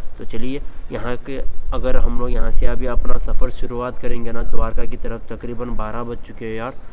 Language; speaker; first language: Hindi; non-native, local second language; Kannada